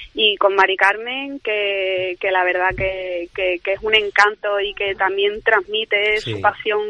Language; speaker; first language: Spanish; native; Spanish